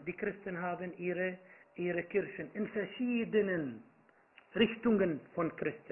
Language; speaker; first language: German; non-native, fluent; Arabic